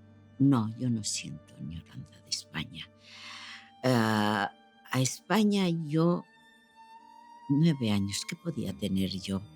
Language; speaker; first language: Spanish; early bilingual, other home language; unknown